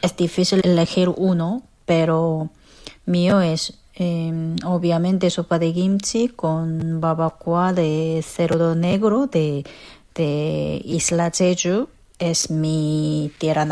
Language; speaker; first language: Spanish; non-native, fluent; Korean